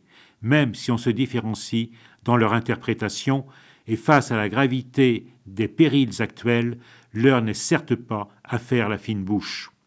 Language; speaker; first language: French; native; French